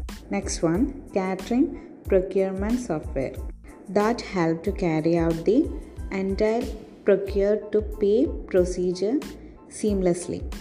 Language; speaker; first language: English; non-native, local second language; Malayalam